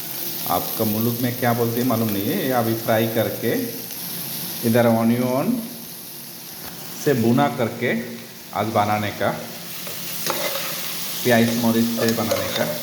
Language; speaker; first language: Hindi; non-native, learner; Bangla